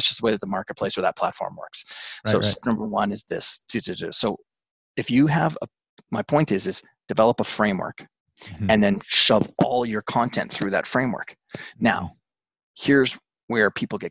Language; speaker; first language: English; native; English